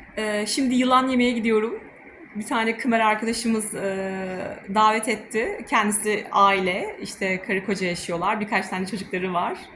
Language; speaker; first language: Turkish; native; Turkish